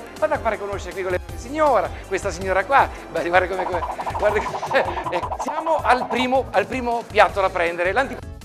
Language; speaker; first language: Italian; native; Italian